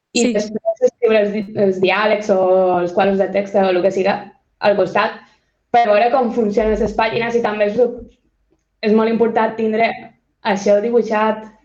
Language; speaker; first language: Catalan; non-native, local second language; Spanish